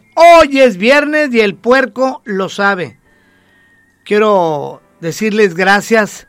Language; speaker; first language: Spanish; native; Spanish